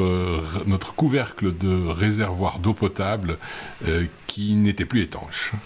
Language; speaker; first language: French; native; French